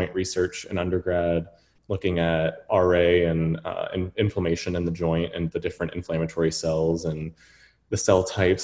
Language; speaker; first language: English; native; English